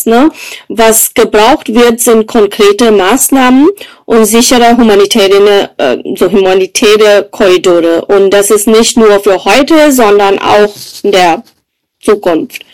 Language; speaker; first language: German; non-native, fluent; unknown